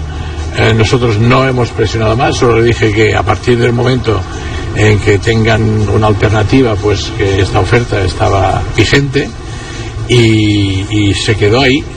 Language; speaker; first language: Spanish; non-native, local second language; Catalan